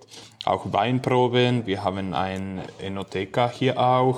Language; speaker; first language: German; non-native, learner; Spanish